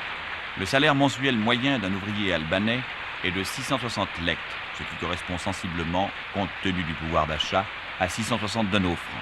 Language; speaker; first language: French; native; French